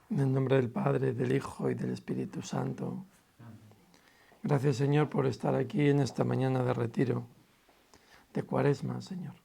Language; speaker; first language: Spanish; native; Spanish